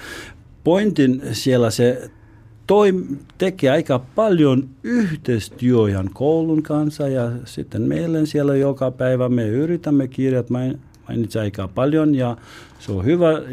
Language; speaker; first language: Finnish; non-native, learner; Albanian